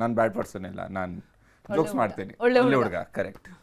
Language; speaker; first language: Kannada; non-native, learner; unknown